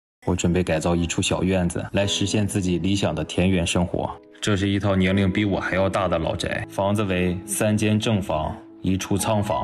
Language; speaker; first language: Chinese; native; Chinese